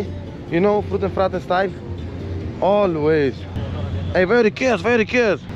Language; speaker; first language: English; non-native, fluent; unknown